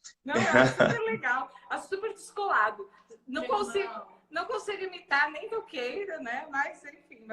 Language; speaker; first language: Portuguese; native; Portuguese